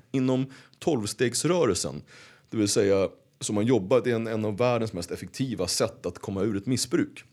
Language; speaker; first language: Swedish; native; Swedish